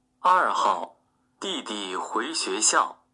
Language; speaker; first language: Chinese; non-native, learner; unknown